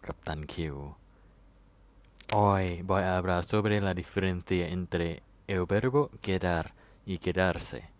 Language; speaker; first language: Spanish; non-native, fluent; Thai